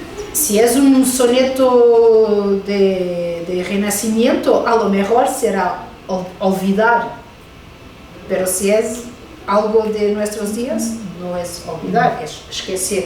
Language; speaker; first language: Spanish; non-native, fluent; Portuguese